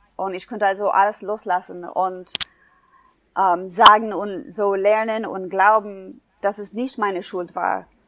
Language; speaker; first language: German; non-native, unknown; English